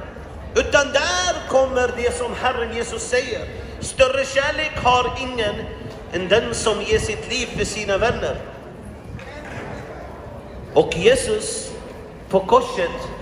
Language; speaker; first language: Swedish; non-native, fluent; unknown